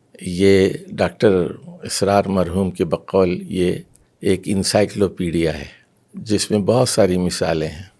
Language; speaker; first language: Urdu; native; Urdu